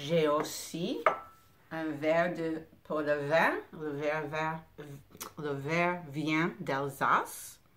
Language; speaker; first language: French; non-native, fluent; English